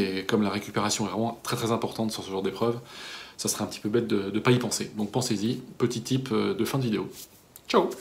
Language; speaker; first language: French; native; French